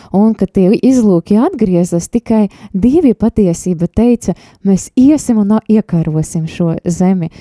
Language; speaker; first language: Latvian; non-native, local second language; Russian